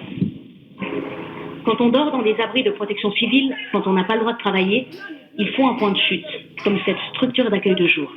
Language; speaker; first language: French; native; French